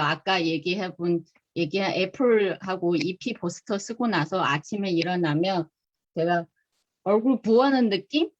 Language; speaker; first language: Korean; non-native, fluent; Chinese